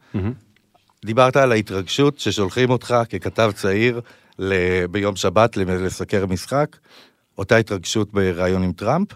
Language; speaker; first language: Hebrew; native; Hebrew